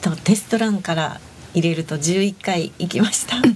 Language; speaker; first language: Japanese; native; Japanese